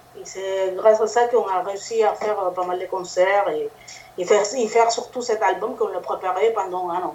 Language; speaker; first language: French; non-native, fluent; Spanish